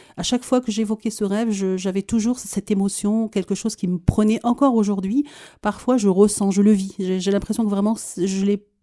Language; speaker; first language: French; early bilingual, other home language; Arabic